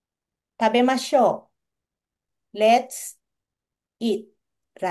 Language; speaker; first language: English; non-native, local second language; Filipino